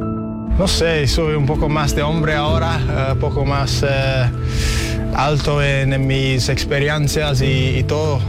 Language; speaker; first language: Spanish; non-native, fluent; English